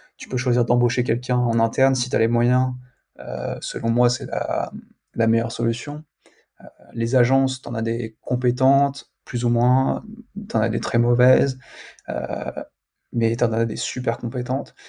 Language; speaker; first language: French; native; French